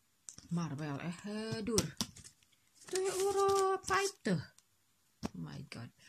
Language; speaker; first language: Dutch; non-native, local second language; Indonesian